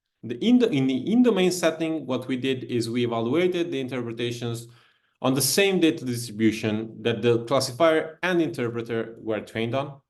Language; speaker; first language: English; non-native, fluent; Italian